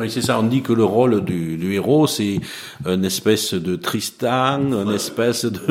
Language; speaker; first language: French; native; French